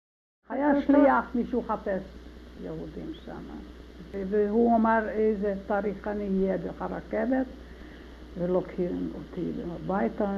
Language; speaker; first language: Hebrew; non-native, learner; Hungarian